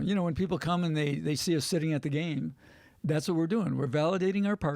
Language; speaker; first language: English; native; English